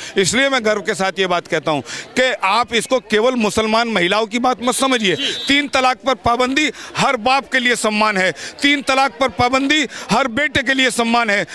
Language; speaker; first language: Hindi; native; Hindi